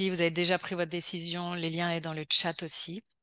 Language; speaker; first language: French; native; French